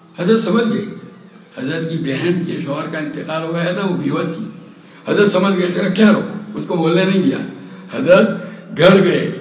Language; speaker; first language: Urdu; native; Urdu